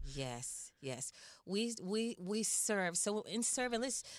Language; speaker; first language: English; native; English